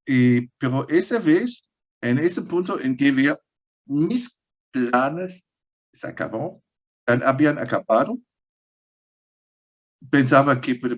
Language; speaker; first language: Spanish; non-native, fluent; German